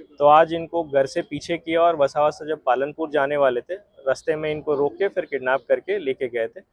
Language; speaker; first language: Hindi; non-native, local second language; Gujarati